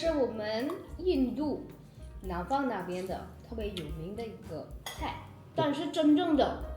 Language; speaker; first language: Chinese; non-native, learner; Hindi